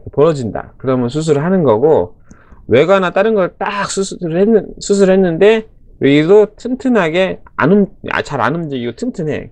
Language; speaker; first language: Korean; native; Korean